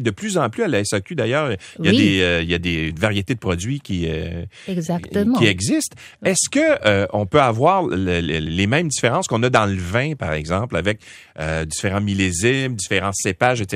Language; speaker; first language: French; native; French